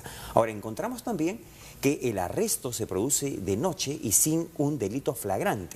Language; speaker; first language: Spanish; native; Spanish